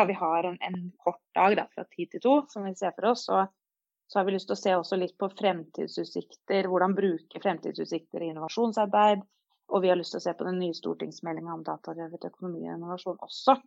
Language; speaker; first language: Norwegian; native; Norwegian